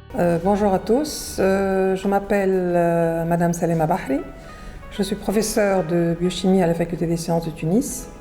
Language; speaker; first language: French; non-native, local second language; Arabic